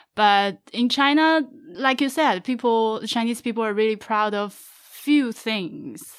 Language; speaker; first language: English; non-native, fluent; Chinese